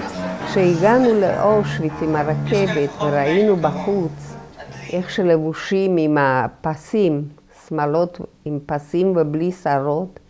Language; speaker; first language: Hebrew; non-native, fluent; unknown